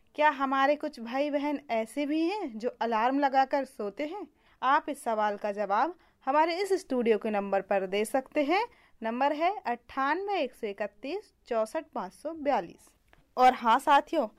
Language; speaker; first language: Hindi; native; Hindi